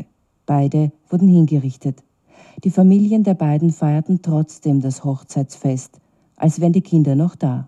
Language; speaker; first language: German; native; German